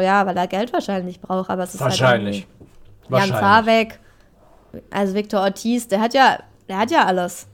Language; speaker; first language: German; native; German